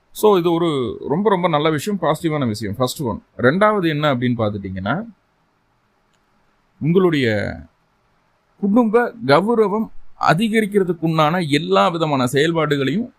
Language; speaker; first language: Tamil; native; Tamil